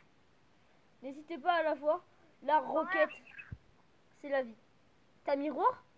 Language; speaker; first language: French; native; French